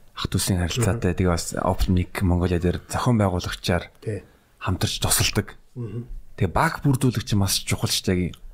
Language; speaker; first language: Mongolian; native; Mongolian